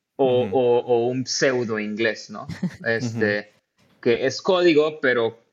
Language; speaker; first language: Spanish; native; Spanish